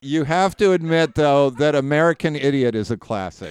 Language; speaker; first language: English; native; English